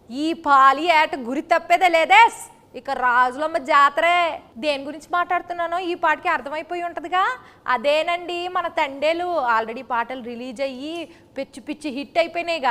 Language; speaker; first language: Telugu; native; Telugu